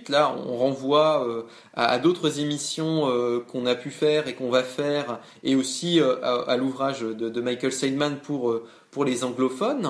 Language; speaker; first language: French; native; French